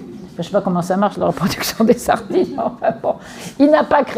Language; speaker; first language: French; native; French